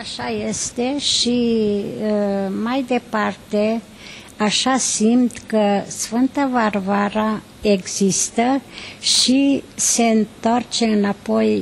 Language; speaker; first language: Romanian; non-native, local second language; Hungarian